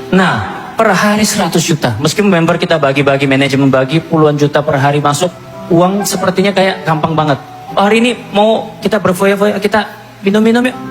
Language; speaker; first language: Indonesian; non-native, fluent; Korean